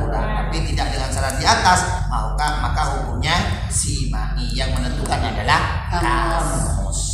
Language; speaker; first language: Indonesian; native; Indonesian